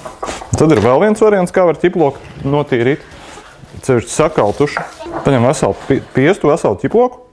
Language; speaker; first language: Latvian; native; Latvian